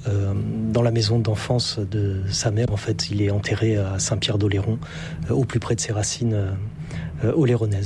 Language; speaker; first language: French; native; French